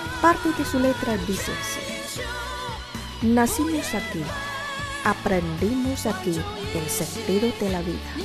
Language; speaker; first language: Spanish; non-native, fluent; Chinese